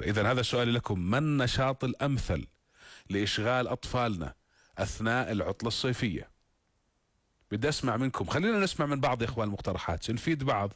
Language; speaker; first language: Arabic; native; Arabic